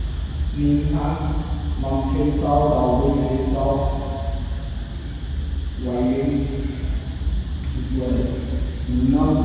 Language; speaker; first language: Vietnamese; non-native, learner; Hindi